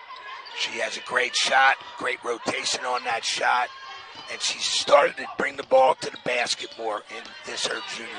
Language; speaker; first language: English; native; English